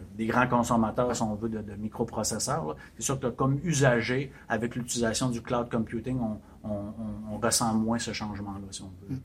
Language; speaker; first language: French; native; French